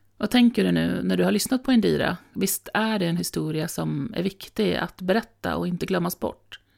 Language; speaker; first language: Swedish; native; Swedish